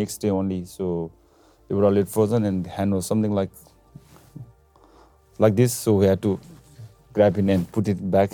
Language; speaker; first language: English; non-native, local second language; Sherpa